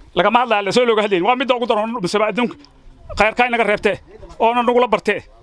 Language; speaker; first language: Somali; native; Somali